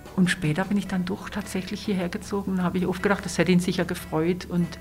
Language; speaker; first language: German; non-native, local second language; Swiss German